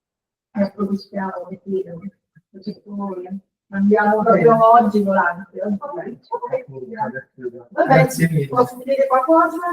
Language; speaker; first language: Italian; non-native, fluent; Portuguese